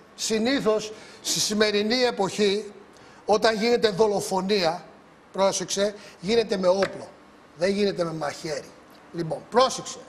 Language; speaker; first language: Greek; early bilingual, heritage; Greek